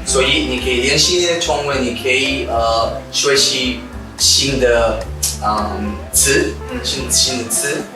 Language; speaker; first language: Chinese; non-native, learner; Spanish